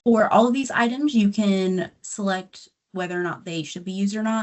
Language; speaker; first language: English; native; English